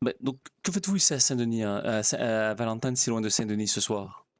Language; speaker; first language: French; native; French